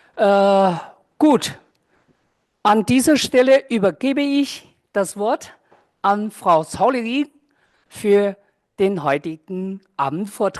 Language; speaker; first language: German; non-native, fluent; Chinese